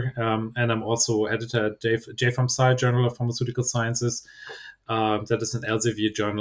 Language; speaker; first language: English; non-native, fluent; German